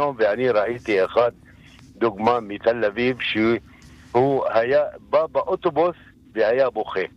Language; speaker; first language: Hebrew; non-native, local second language; Arabic